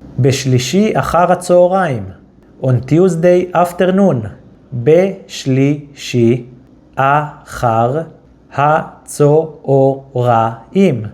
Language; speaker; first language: Hebrew; native; Hebrew